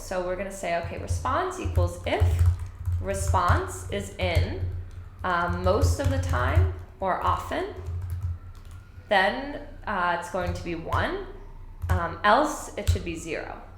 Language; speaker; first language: English; native; English